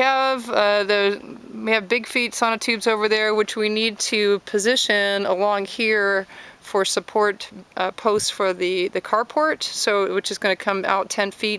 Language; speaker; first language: English; native; English